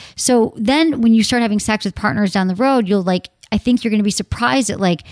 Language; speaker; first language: English; native; English